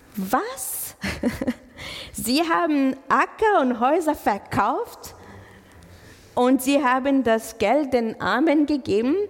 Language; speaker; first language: German; non-native, fluent; Arabic